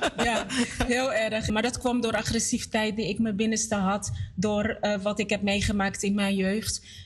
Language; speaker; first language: Dutch; non-native, fluent; Portuguese